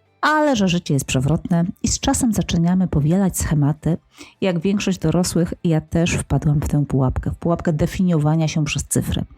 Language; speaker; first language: Polish; native; Polish